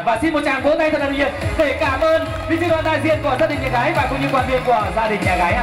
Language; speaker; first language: Vietnamese; native; Vietnamese